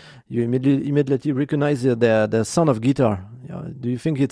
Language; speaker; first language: English; non-native, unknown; French